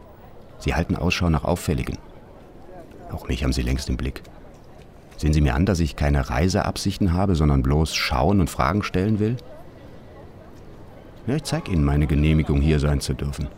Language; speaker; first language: German; native; German